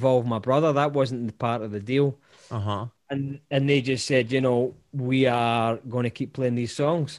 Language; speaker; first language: English; native; English